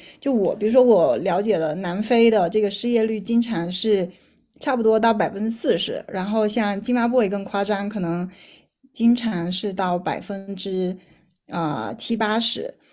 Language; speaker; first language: Chinese; native; Chinese